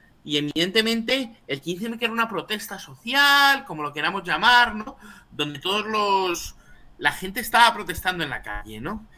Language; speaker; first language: Spanish; native; Spanish